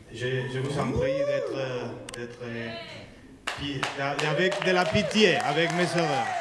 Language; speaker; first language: French; non-native, learner; Spanish